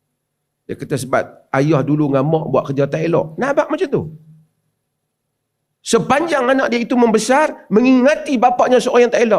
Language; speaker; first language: Malay; native; Malay